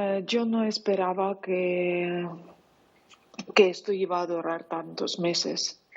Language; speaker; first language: Spanish; non-native, fluent; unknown